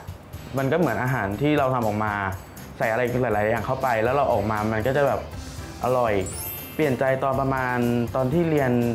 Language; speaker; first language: Thai; native; Thai